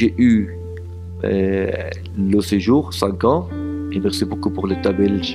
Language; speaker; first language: French; non-native, learner; Arabic